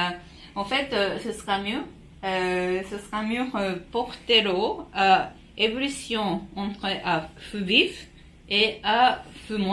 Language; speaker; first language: French; non-native, learner; Japanese